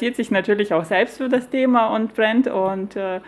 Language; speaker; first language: German; non-native, fluent; Lithuanian